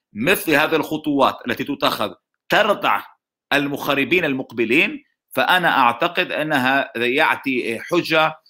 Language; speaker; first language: Arabic; non-native, fluent; Hebrew